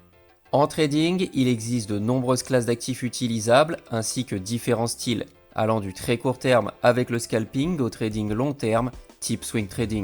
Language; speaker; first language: French; native; French